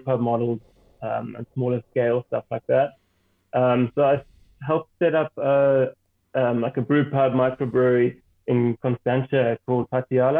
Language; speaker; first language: English; native; English